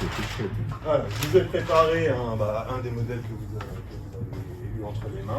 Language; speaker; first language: French; native; French